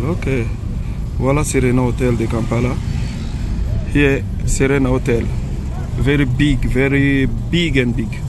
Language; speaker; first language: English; non-native, learner; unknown